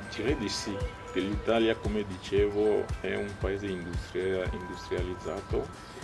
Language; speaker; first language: Italian; non-native, fluent; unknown